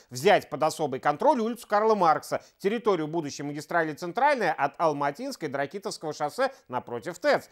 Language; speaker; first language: Russian; native; Russian